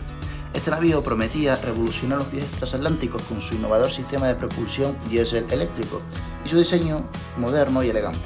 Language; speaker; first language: Spanish; native; Spanish